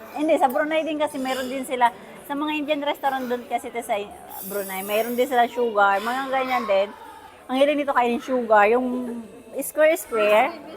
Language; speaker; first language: Filipino; native; Filipino